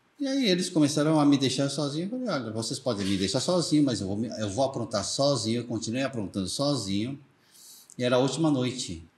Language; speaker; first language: Portuguese; early bilingual, other home language; Korean